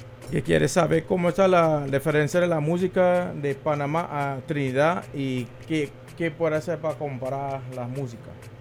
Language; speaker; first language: Spanish; non-native, learner; English